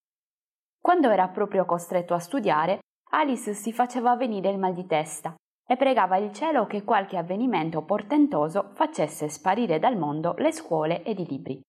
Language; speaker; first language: Italian; native; Italian